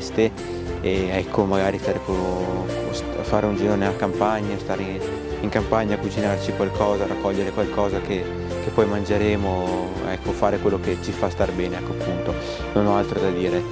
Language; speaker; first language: Italian; native; Italian